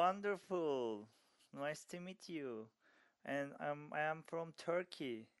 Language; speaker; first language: English; non-native, learner; Turkish